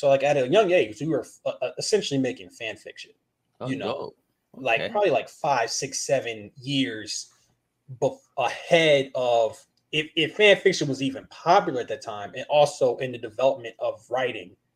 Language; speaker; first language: English; native; English